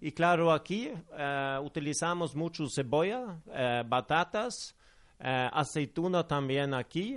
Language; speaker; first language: Spanish; non-native, fluent; Norwegian